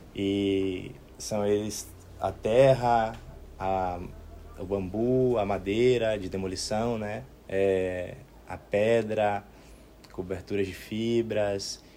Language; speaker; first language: Portuguese; native; Portuguese